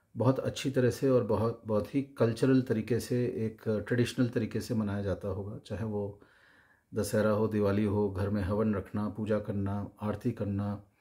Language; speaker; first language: Hindi; native; Hindi